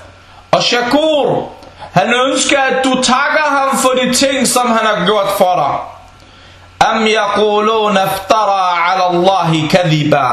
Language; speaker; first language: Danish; non-native, fluent; Arabic